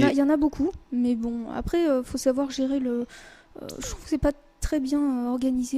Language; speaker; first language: French; native; French